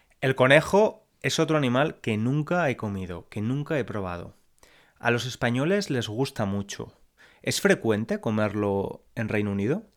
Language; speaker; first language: Spanish; native; Spanish